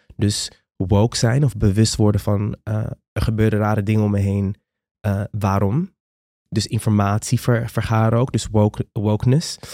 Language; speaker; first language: Dutch; non-native, local second language; Papiamento